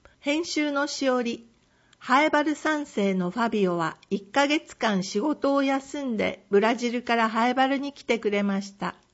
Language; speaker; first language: Japanese; native; Japanese